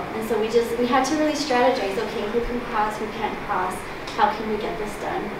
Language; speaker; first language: English; native; English